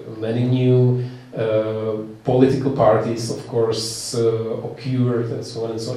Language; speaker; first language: English; non-native, fluent; Czech